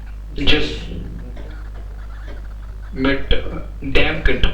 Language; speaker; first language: German; non-native, learner; Hindi